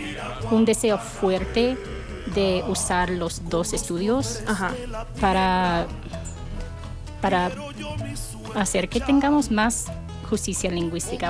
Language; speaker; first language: Spanish; non-native, fluent; English